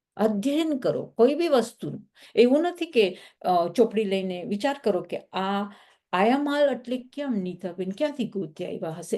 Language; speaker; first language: Gujarati; early bilingual, heritage; Gujarati